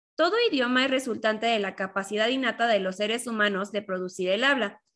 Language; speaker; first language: Spanish; native; Spanish